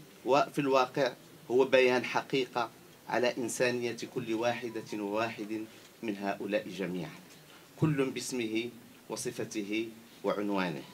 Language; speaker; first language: Arabic; native; Arabic